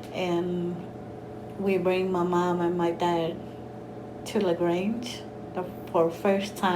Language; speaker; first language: English; non-native, learner; Spanish